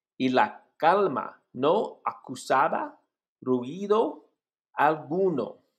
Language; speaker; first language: Spanish; non-native, learner; English